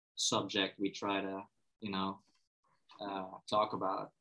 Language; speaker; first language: English; non-native, fluent; Dutch